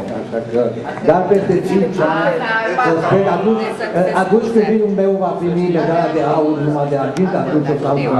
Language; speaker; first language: Romanian; non-native, fluent; Hungarian